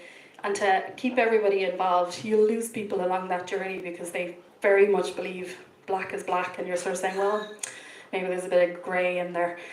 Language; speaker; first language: English; native; English